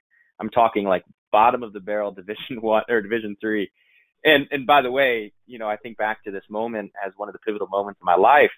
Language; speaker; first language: English; native; English